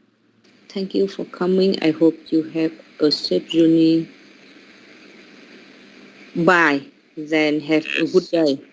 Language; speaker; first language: English; non-native, learner; Vietnamese